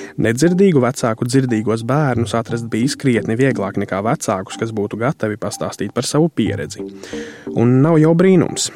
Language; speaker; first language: Latvian; native; Latvian